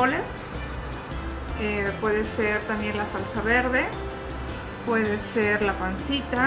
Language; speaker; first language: Spanish; native; Spanish